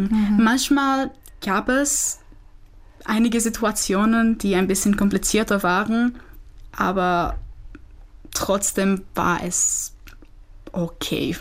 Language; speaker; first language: German; non-native, fluent; Czech